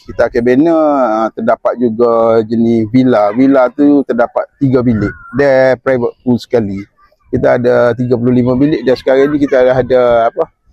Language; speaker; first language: Malay; native; Malay